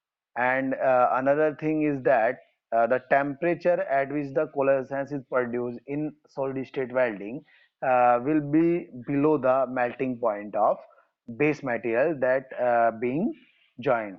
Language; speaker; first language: English; non-native, local second language; Hindi